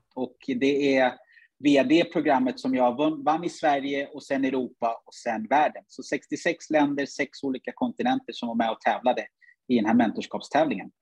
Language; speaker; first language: Swedish; early bilingual, other home language; Ganda